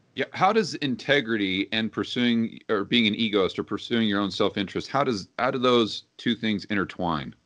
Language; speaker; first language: English; native; English